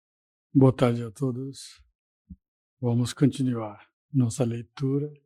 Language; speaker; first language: Portuguese; non-native, fluent; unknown